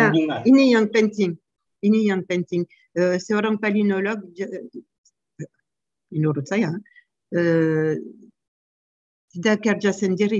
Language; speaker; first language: Indonesian; non-native, learner; French